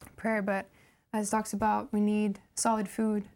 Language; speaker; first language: English; non-native, fluent; Norwegian